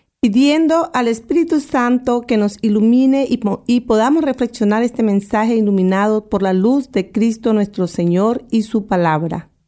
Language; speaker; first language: Spanish; native; Spanish